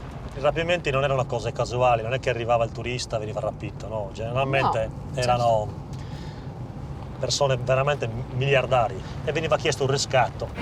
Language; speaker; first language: Italian; native; Italian